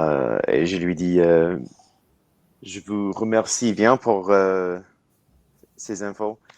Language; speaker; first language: French; non-native, learner; English